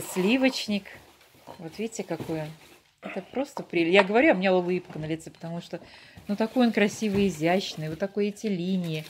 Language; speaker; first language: Russian; native; Russian